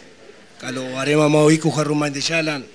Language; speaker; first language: Indonesian; non-native, learner; Spanish